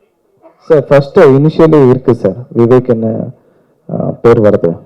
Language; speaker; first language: Tamil; non-native, learner; Kannada